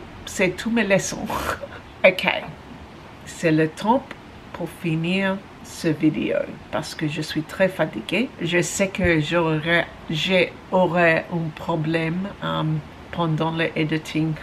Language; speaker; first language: French; non-native, learner; English